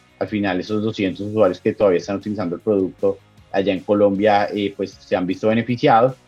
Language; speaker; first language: Spanish; native; Spanish